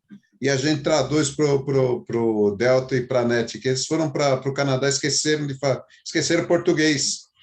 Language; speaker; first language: Portuguese; native; Portuguese